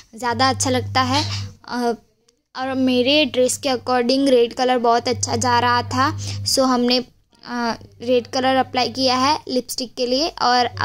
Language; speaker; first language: Hindi; non-native, local second language; Gujarati